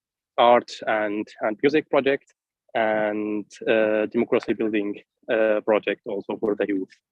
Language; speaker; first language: English; non-native, fluent; Arabic